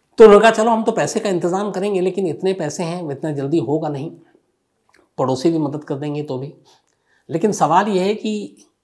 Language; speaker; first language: Hindi; native; Hindi